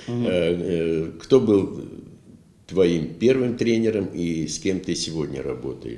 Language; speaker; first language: Russian; native; Russian